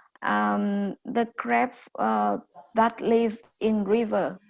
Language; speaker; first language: English; non-native, learner; Vietnamese